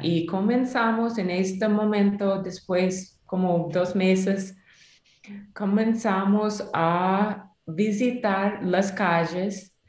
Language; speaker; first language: Spanish; non-native, learner; English